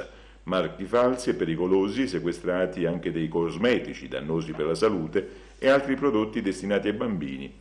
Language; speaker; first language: Italian; native; Italian